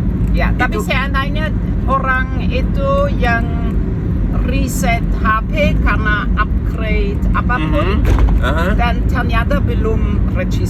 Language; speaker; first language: Indonesian; non-native, fluent; German